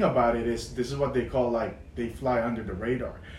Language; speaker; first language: English; non-native, local second language; Filipino